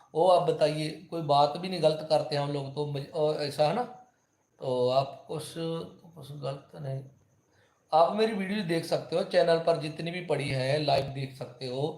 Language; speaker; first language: Hindi; native; Hindi